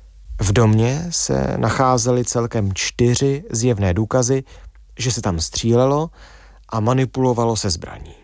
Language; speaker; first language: Czech; native; Czech